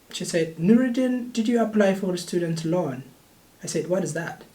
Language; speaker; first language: English; non-native, fluent; Oromo